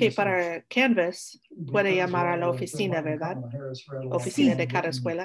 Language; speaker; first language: Spanish; non-native, learner; English